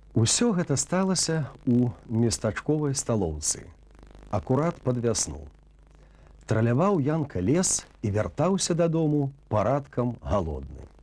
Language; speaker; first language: Belarusian; native; Belarusian